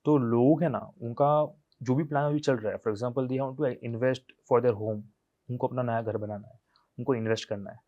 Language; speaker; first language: Hindi; non-native, local second language; Gujarati